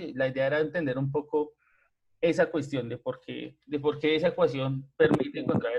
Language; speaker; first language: Spanish; native; Spanish